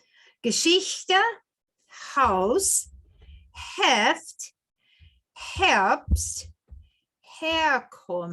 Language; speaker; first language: German; non-native, fluent; English